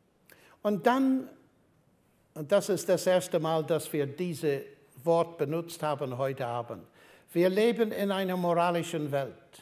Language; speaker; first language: German; non-native, fluent; English